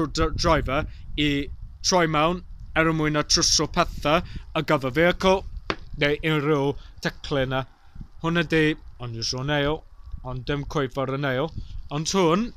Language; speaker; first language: Welsh; non-native, learner; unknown